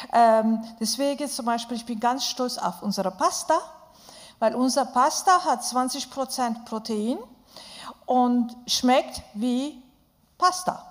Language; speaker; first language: German; non-native, fluent; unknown